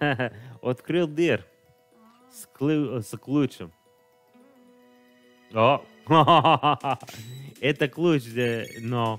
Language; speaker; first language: Russian; non-native, learner; English